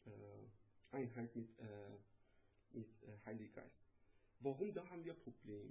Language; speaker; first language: German; non-native, learner; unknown